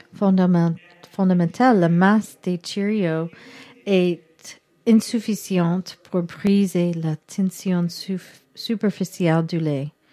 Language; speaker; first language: French; non-native, learner; English